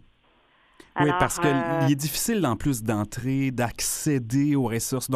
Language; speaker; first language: French; native; French